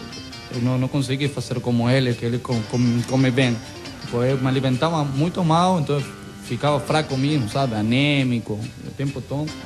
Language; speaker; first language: Portuguese; non-native, fluent; Spanish